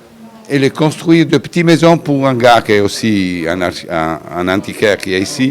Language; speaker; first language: French; non-native, fluent; Italian